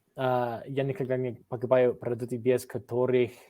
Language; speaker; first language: Russian; non-native, learner; English